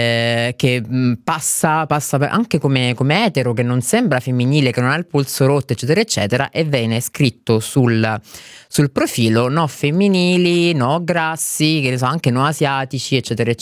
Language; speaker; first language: Italian; native; Italian